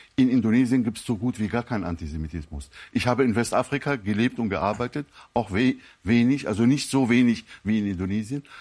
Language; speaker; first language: German; non-native, fluent; Arabic